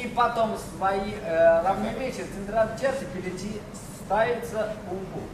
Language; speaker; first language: Russian; non-native, learner; Chinese